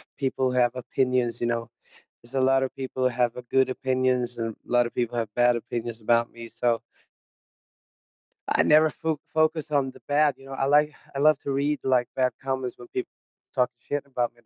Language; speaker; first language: English; non-native, fluent; Swedish